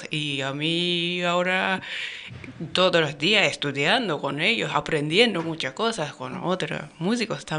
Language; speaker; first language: Spanish; non-native, learner; Japanese